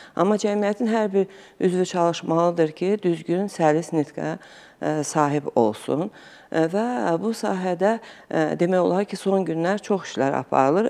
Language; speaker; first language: Azerbaijani; native; Azerbaijani